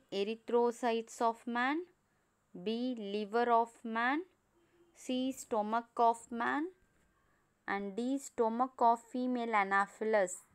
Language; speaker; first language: English; non-native, local second language; Tamil